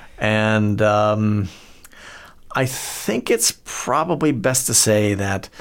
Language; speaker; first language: English; native; English